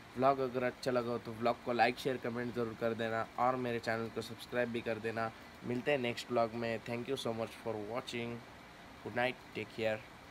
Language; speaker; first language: Hindi; non-native, local second language; Marathi